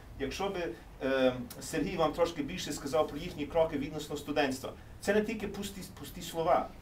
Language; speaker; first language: Ukrainian; early bilingual, heritage; English